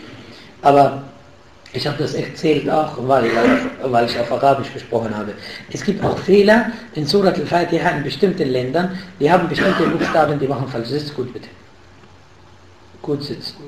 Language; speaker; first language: German; non-native, fluent; Arabic